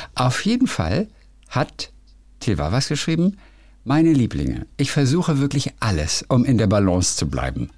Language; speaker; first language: German; native; German